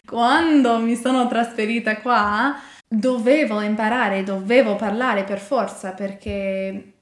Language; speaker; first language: Italian; non-native, learner; English